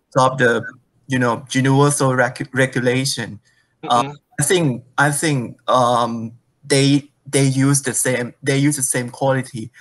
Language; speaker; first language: English; non-native, fluent; Thai